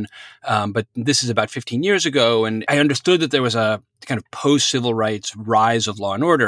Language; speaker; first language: English; native; English